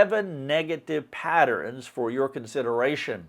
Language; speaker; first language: English; native; English